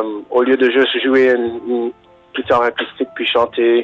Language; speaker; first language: French; non-native, fluent; English